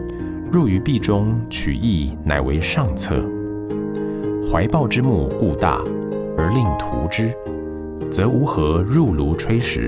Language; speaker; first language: Chinese; native; Chinese